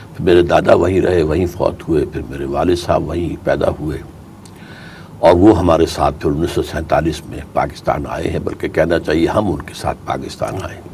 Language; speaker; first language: Urdu; native; Urdu